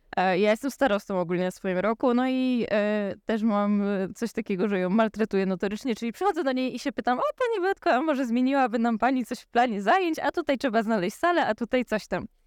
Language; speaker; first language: Polish; native; Polish